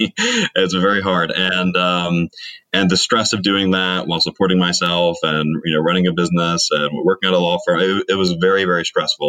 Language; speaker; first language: English; native; English